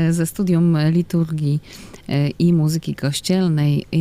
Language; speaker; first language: Polish; native; Polish